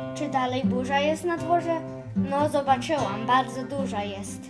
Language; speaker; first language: Polish; early bilingual, heritage; Polish